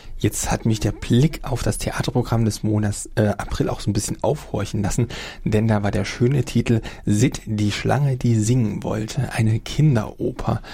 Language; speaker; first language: German; native; German